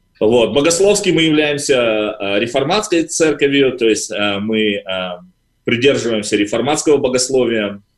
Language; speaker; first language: Russian; native; Russian